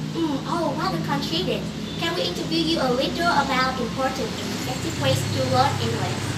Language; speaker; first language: English; non-native, learner; Vietnamese